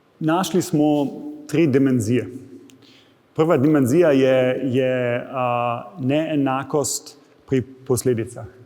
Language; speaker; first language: Slovenian; non-native, fluent; German